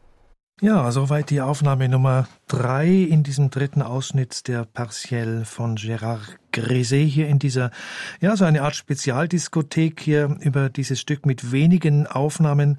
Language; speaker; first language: German; native; German